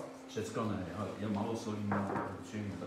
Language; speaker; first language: Czech; non-native, fluent; Polish